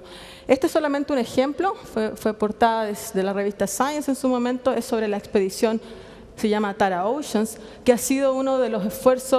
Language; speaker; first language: Spanish; native; Spanish